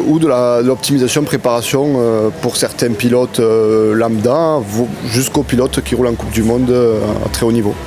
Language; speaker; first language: French; native; French